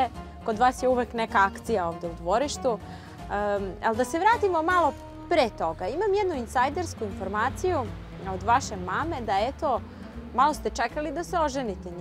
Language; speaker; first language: Serbian; native; Serbian